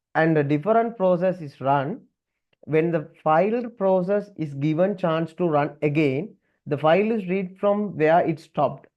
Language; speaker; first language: English; non-native, local second language; Tamil